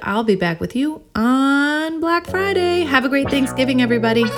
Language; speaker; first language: English; native; English